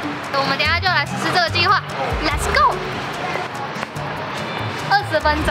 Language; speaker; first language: Chinese; native; Chinese